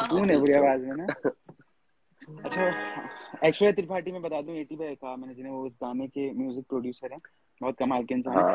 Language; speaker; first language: Hindi; native; Hindi